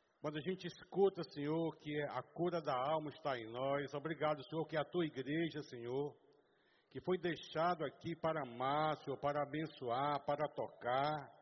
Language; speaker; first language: Portuguese; native; Portuguese